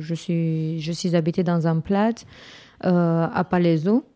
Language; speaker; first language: French; non-native, fluent; Romanian